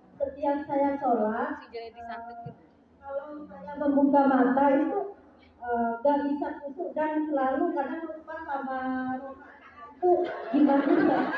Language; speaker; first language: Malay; non-native, local second language; Javanese